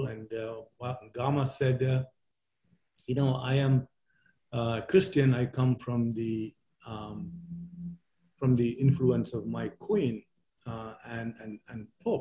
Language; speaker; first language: English; non-native, local second language; Malayalam